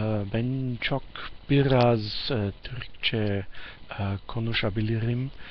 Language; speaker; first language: Turkish; non-native, learner; English